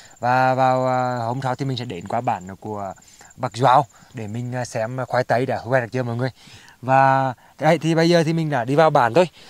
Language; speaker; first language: Vietnamese; native; Vietnamese